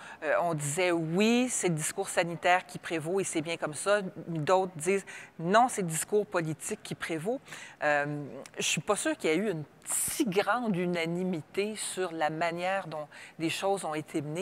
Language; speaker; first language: French; native; French